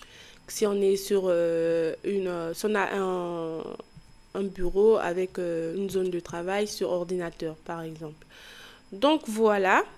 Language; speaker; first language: French; native; French